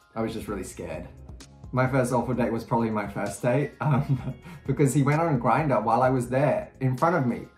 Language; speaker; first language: English; native; English